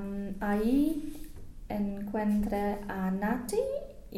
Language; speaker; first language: Spanish; non-native, learner; English